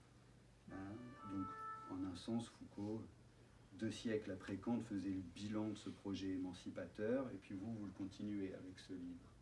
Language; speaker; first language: French; native; French